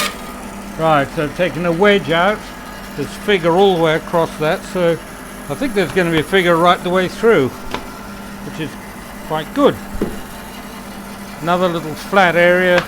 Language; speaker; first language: English; native; English